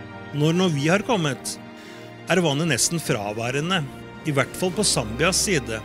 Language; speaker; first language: Norwegian; native; Norwegian